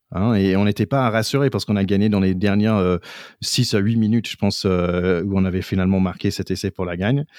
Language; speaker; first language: French; non-native, fluent; English